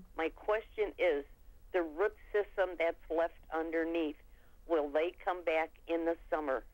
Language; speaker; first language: English; native; English